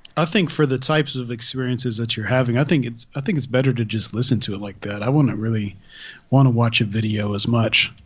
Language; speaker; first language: English; native; English